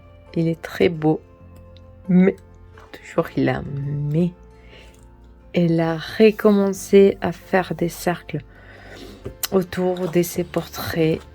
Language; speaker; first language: French; non-native, learner; Spanish